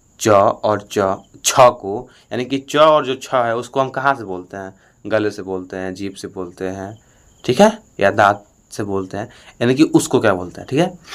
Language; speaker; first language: Hindi; native; Hindi